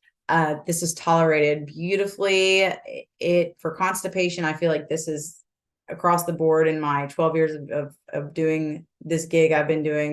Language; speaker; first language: English; native; English